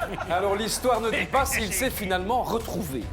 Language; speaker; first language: French; native; French